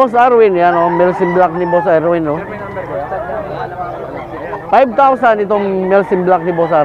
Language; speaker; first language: Filipino; native; Filipino